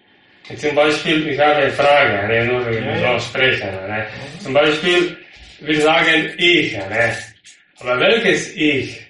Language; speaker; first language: German; non-native, learner; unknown